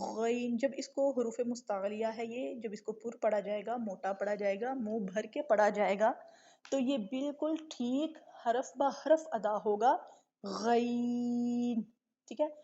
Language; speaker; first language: Urdu; native; Urdu